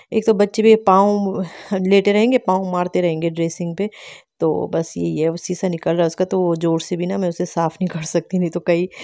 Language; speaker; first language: Hindi; native; Hindi